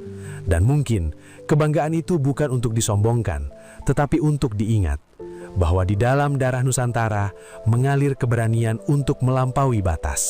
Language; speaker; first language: Indonesian; native; Indonesian